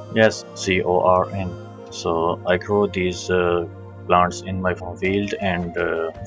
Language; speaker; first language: English; non-native, local second language; Punjabi